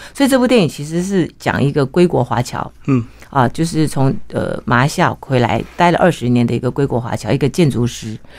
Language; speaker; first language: Chinese; native; Chinese